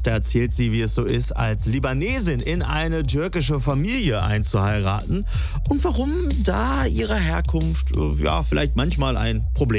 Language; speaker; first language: German; native; German